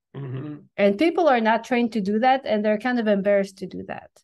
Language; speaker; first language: English; non-native, fluent; French